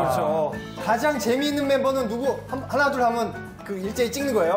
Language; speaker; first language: Korean; native; Korean